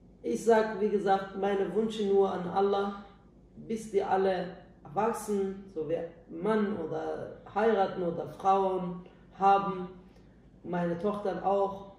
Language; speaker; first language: German; non-native, learner; Turkish